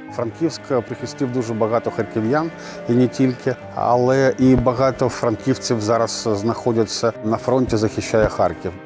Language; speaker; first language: Ukrainian; non-native, local second language; Russian